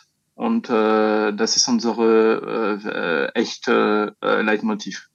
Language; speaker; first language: German; non-native, fluent; French